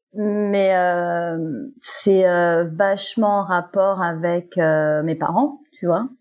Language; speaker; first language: French; native; French